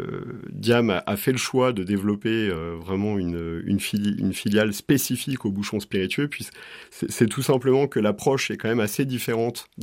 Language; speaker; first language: French; native; French